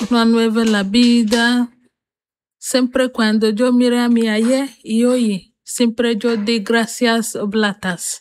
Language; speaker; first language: Spanish; non-native, learner; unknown